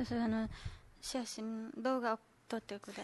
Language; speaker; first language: Japanese; non-native, learner; Nepali